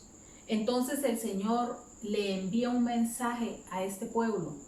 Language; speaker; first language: Spanish; native; Spanish